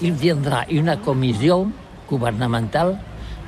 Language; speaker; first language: French; non-native, learner; Catalan